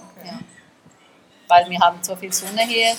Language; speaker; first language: German; early bilingual, heritage; German